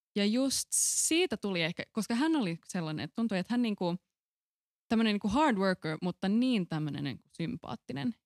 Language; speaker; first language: Finnish; non-native, local second language; Swedish